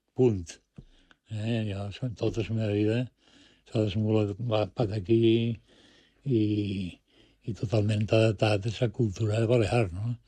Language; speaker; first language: Catalan; early bilingual, other home language; Spanish